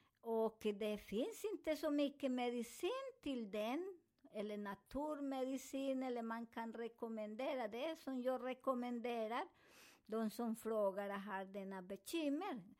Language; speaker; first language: Swedish; non-native, fluent; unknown